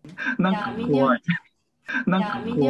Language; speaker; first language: Japanese; non-native, learner; Korean